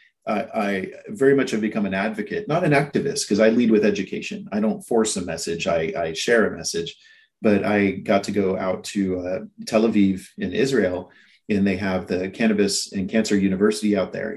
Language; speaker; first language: English; native; English